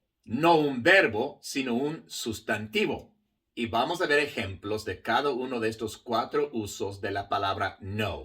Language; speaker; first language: Spanish; non-native, fluent; English